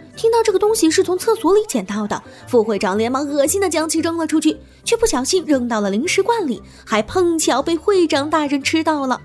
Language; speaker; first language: Chinese; native; Chinese